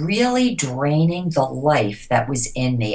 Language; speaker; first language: English; native; English